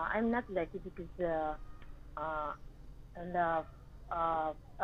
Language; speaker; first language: English; non-native, local second language; Hiligaynon